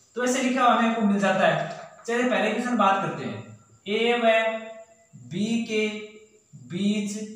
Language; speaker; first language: Hindi; native; Hindi